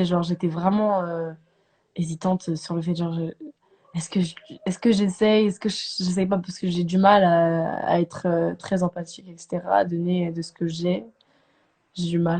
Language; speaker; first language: French; native; French